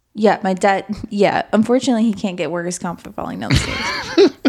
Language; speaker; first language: English; native; English